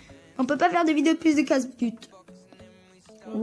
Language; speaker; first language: French; early bilingual, other home language; Turkish